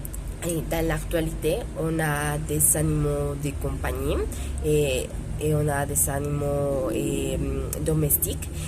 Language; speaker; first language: French; non-native, learner; Spanish